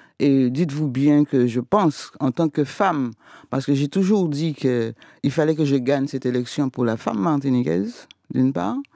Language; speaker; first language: French; native; French